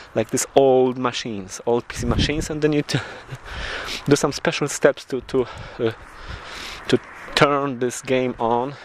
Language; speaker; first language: English; non-native, learner; Polish